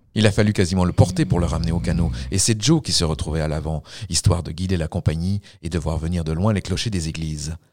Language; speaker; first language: French; native; French